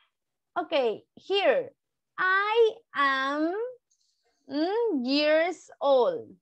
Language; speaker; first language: English; non-native, fluent; Spanish